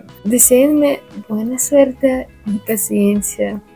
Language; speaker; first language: Spanish; non-native, fluent; Russian